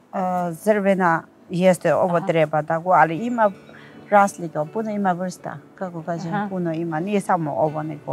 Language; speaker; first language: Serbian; non-native, learner; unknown